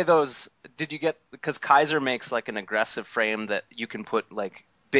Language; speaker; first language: English; native; English